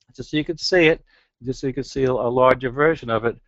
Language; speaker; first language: English; native; English